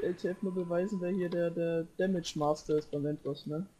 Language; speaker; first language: German; native; German